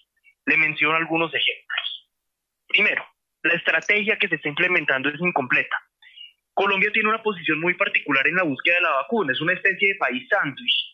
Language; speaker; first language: Spanish; native; Spanish